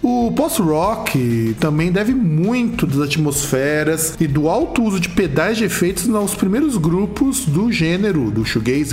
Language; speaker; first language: Portuguese; native; Portuguese